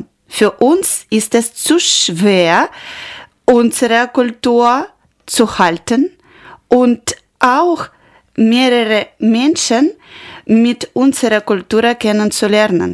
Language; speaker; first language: German; non-native, learner; Ukrainian